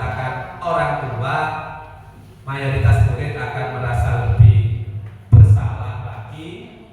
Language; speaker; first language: Indonesian; native; Indonesian